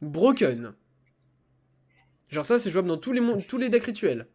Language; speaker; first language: French; native; French